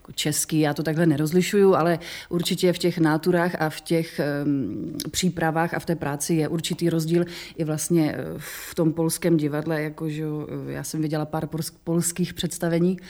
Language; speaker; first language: Czech; native; Czech